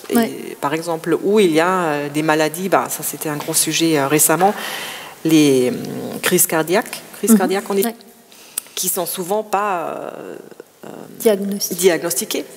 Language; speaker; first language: French; non-native, fluent; German